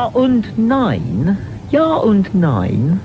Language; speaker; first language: German; non-native, learner; English